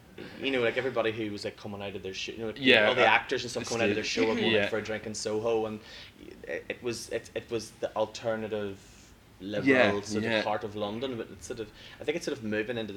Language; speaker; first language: English; native; English